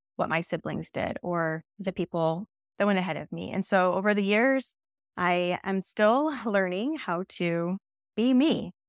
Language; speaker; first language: English; native; English